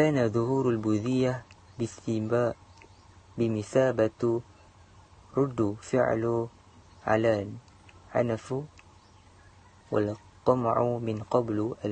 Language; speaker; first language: Arabic; non-native, learner; Malay